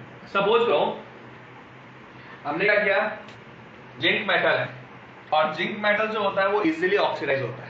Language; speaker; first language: Hindi; native; Hindi